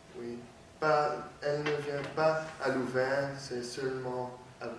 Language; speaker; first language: French; non-native, learner; Dutch